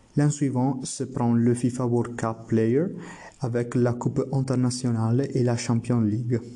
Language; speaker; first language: French; non-native, learner; Italian